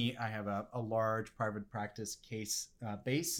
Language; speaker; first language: English; non-native, fluent; French